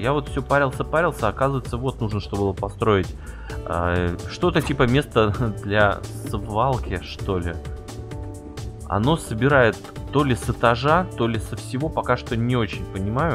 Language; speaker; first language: Russian; native; Russian